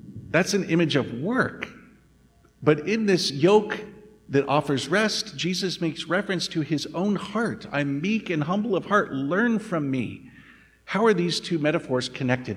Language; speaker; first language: English; native; English